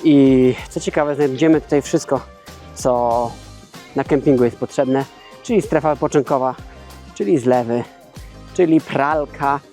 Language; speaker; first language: Polish; native; Polish